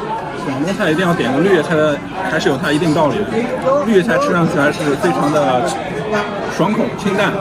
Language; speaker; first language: Chinese; native; Chinese